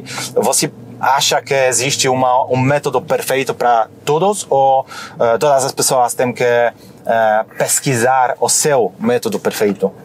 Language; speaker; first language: Portuguese; non-native, fluent; Polish